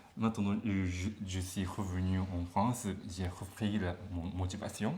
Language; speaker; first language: French; non-native, learner; Japanese